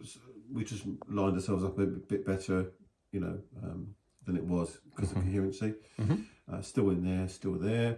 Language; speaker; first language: English; native; English